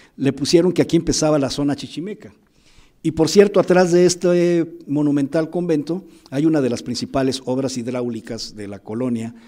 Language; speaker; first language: Spanish; native; Spanish